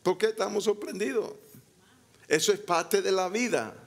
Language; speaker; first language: Spanish; non-native, learner; English